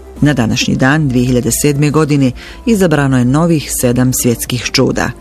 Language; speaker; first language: Bosnian; native; Bosnian